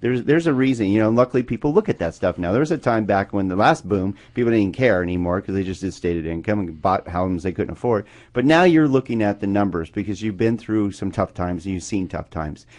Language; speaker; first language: English; native; English